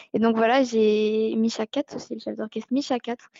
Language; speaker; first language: French; native; French